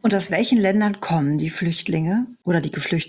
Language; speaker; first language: German; native; German